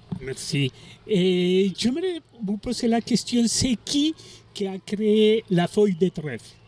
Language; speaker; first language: French; non-native, learner; Spanish